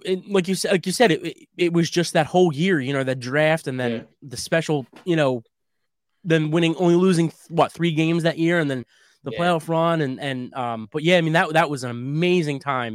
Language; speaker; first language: English; native; English